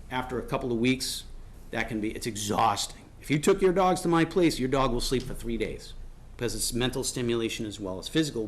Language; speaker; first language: English; native; English